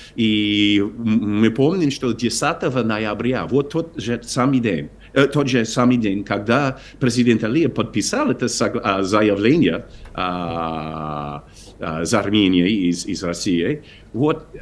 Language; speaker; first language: Russian; non-native, fluent; English